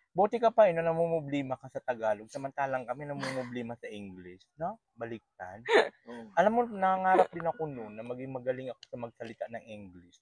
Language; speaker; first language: Filipino; native; Filipino